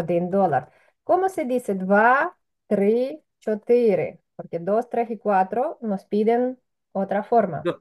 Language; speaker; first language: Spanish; non-native, fluent; Ukrainian